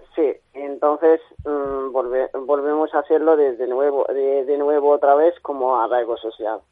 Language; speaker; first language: Spanish; non-native, learner; Arabic